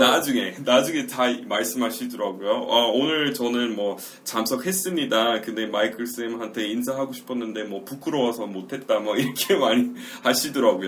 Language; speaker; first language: Korean; non-native, fluent; English